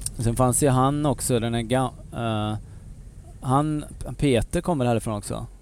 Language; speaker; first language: Swedish; native; Swedish